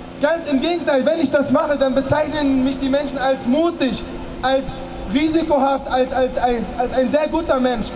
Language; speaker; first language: German; early bilingual, other home language; Arabic